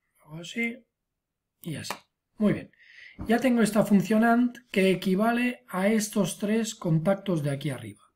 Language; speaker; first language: Spanish; non-native, local second language; Catalan